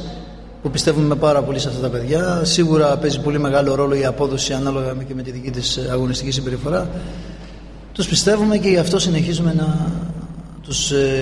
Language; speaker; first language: Greek; native; Greek